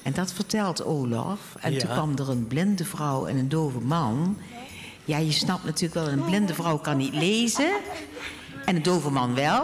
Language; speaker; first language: Dutch; native; Dutch